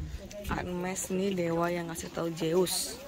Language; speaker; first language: Indonesian; native; Indonesian